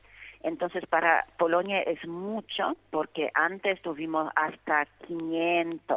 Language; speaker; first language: Spanish; non-native, fluent; Polish